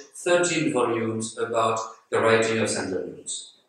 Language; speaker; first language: English; non-native, fluent; French